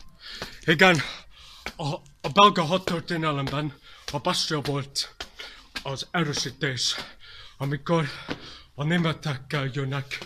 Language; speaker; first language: Hungarian; non-native, learner; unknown